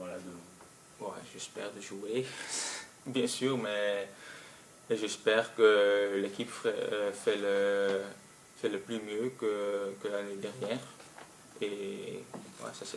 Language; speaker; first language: French; non-native, local second language; Dutch